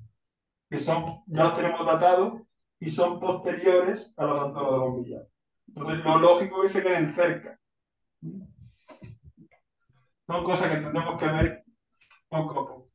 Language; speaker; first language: Spanish; native; Spanish